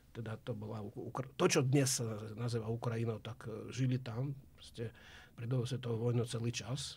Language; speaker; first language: Slovak; non-native, fluent; Russian